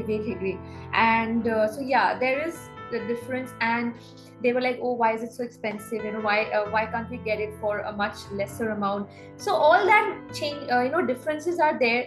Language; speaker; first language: English; non-native, local second language; Assamese